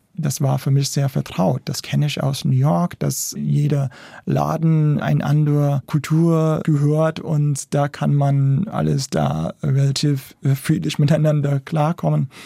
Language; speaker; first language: German; non-native, fluent; English